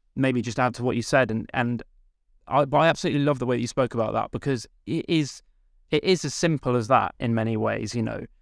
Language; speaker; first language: English; native; English